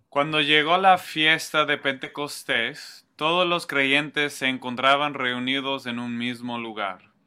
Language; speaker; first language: Spanish; non-native, fluent; English